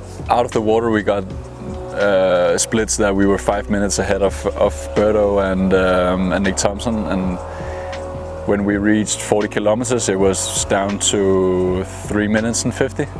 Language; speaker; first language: English; non-native, fluent; Danish